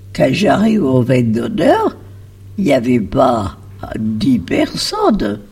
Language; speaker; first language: French; non-native, fluent; Spanish